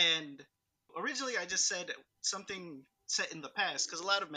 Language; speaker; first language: English; early bilingual, other home language; Spanish